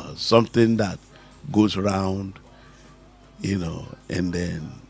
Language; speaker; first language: English; non-native, local second language; Yoruba